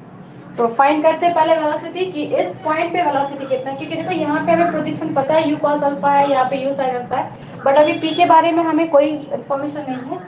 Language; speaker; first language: Hindi; native; Hindi